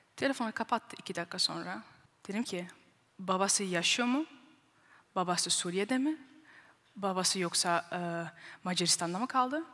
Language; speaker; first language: Turkish; early bilingual, heritage; Turkish